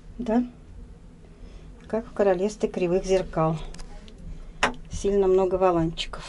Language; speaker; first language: Russian; native; Russian